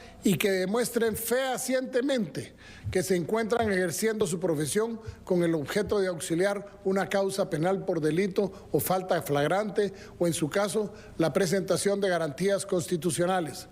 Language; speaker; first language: Spanish; native; Spanish